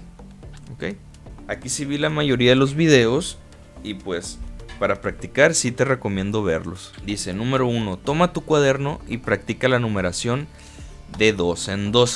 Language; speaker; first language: Spanish; native; Spanish